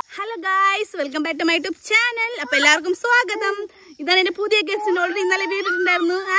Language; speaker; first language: Malayalam; non-native, fluent; Nepali